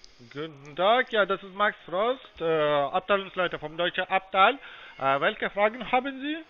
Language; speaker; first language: German; non-native, fluent; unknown